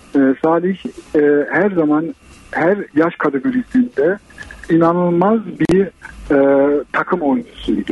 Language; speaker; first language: Turkish; early bilingual, heritage; Turkish